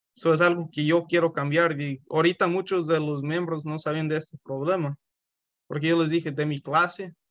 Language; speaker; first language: Spanish; early bilingual, heritage; Spanish